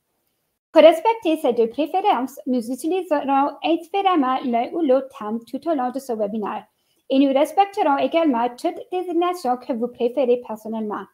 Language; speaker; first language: French; native; French